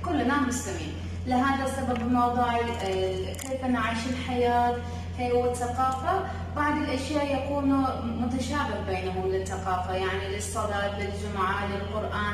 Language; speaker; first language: Arabic; non-native, learner; Turkish